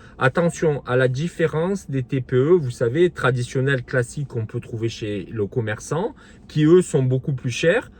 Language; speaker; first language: French; native; French